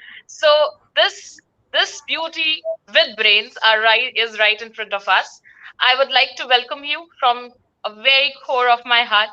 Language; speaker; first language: English; non-native, local second language; Hindi